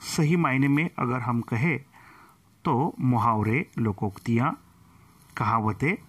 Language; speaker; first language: Hindi; non-native, local second language; Marathi